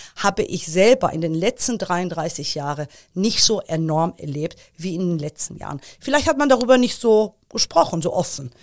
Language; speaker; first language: German; early bilingual, other home language; Persian